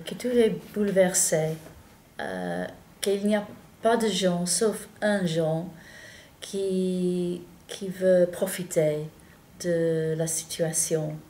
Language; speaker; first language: French; non-native, fluent; English